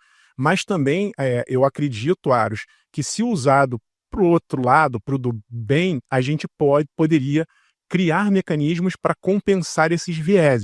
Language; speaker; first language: Portuguese; native; Portuguese